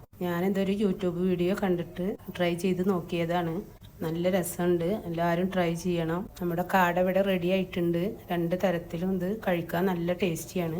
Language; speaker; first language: Malayalam; native; Malayalam